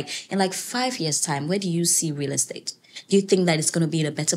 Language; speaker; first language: English; native; English